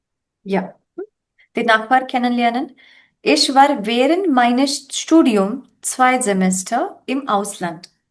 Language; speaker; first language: German; non-native, fluent; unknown